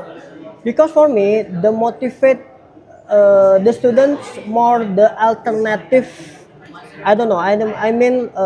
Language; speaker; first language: English; non-native, learner; Indonesian